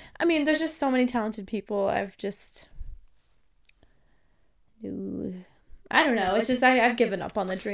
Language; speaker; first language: English; native; English